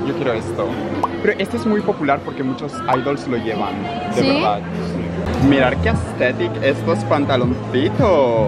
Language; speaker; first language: Spanish; native; Spanish